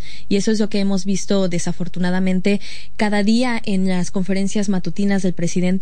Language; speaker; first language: Spanish; native; Spanish